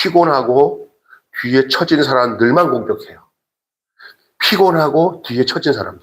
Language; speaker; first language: Korean; native; Korean